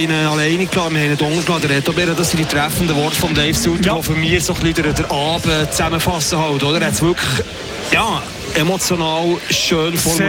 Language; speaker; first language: German; native; German